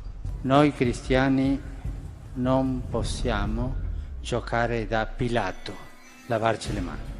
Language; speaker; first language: Italian; non-native, fluent; Spanish